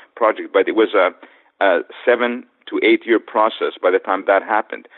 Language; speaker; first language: English; native; English